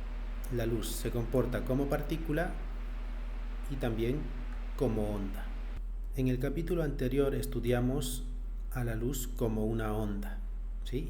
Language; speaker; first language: Spanish; native; Spanish